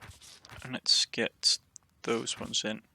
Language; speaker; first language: English; native; English